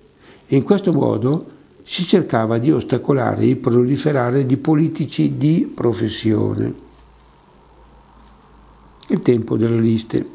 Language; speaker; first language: Italian; native; Italian